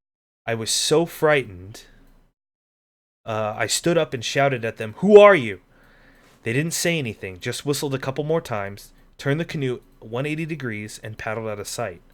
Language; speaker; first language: English; native; English